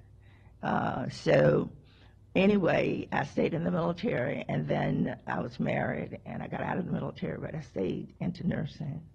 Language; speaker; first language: English; native; English